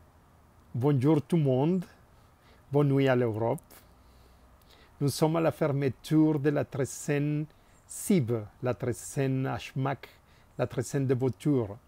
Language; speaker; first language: French; non-native, fluent; Spanish